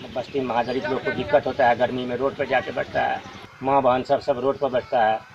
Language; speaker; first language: Hindi; native; Hindi